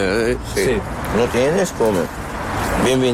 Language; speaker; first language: Spanish; non-native, learner; Arabic